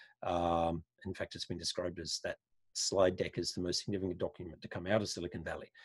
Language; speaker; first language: English; native; English